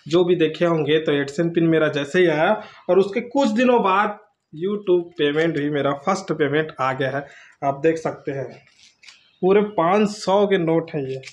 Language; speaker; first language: Hindi; native; Hindi